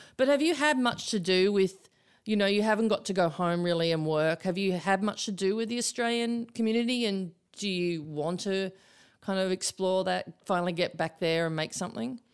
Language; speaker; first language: English; native; English